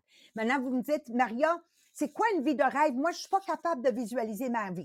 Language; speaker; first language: French; native; French